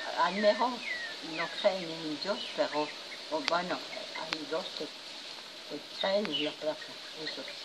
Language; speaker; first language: Spanish; non-native, fluent; French